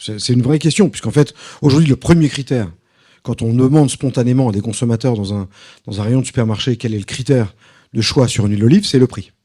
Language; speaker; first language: French; native; French